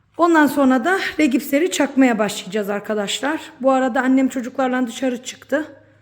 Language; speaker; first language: Turkish; early bilingual, heritage; Turkish